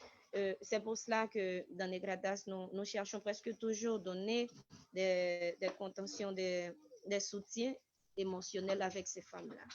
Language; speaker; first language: French; non-native, local second language; Haitian Creole